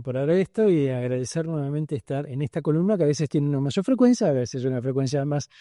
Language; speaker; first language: Spanish; native; Spanish